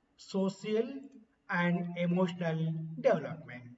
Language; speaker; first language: English; non-native, local second language; Kannada